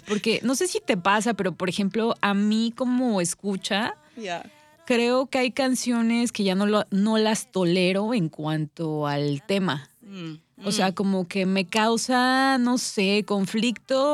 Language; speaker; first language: Spanish; native; Spanish